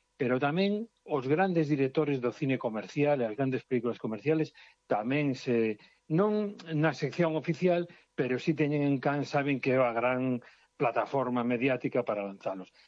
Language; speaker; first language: Galician; non-native, local second language; Spanish